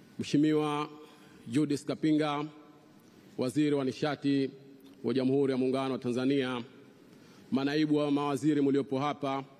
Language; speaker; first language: Swahili; native; Swahili